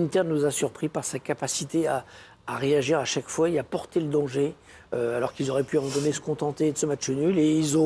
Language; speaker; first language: French; native; French